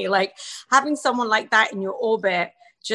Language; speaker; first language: English; native; English